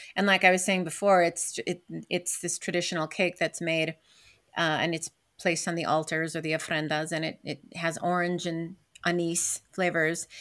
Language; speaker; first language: English; native; English